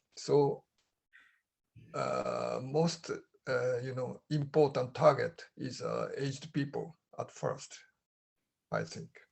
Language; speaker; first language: English; non-native, learner; Japanese